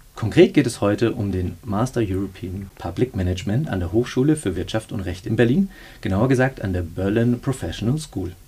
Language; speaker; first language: German; native; German